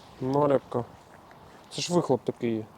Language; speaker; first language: Ukrainian; native; Ukrainian